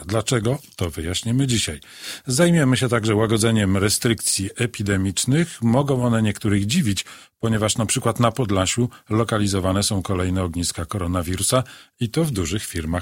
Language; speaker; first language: Polish; native; Polish